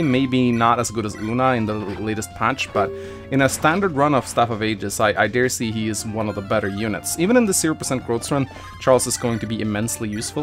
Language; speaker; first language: English; native; English